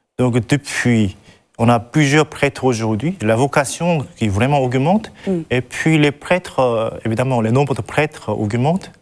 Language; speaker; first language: French; non-native, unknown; Korean